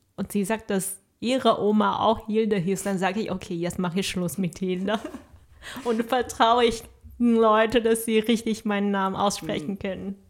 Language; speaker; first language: German; non-native, fluent; Chinese